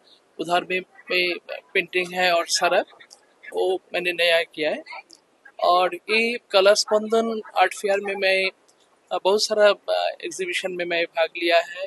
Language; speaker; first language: Hindi; non-native, local second language; Bangla